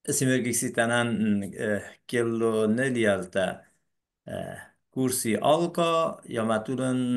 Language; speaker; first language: Finnish; non-native, learner; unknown